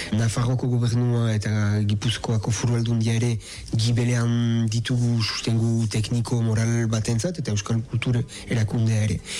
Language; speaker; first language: Basque; native; Basque